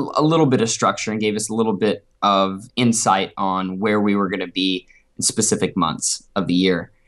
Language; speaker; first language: English; native; English